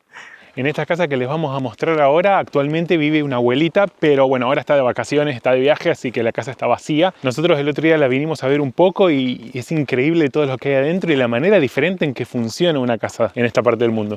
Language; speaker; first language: Spanish; native; Spanish